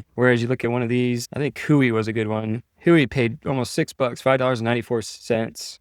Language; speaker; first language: English; native; English